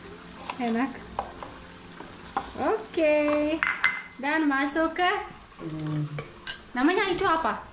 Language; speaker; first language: Indonesian; non-native, learner; Serbian